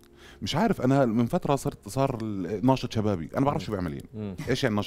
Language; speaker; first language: Arabic; native; Arabic